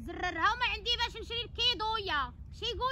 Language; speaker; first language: Arabic; native; Arabic